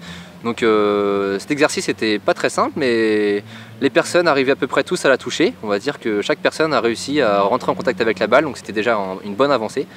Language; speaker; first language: French; native; French